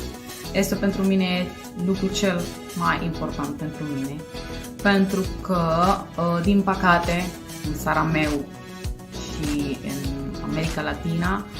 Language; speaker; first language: Romanian; non-native, fluent; Spanish